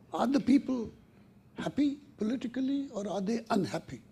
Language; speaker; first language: English; native; English